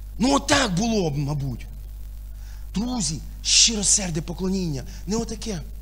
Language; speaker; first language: Ukrainian; non-native, local second language; Russian